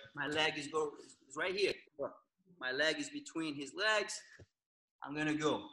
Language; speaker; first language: English; non-native, fluent; Portuguese